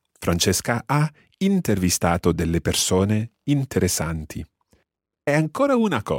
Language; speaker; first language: Italian; non-native, fluent; English